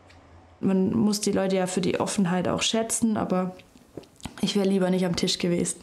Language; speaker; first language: German; native; German